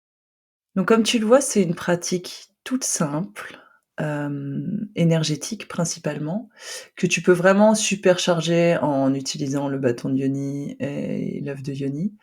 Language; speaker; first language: French; native; French